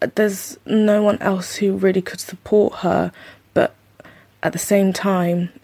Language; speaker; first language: English; native; English